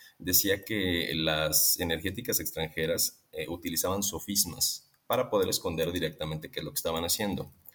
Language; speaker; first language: Spanish; native; Spanish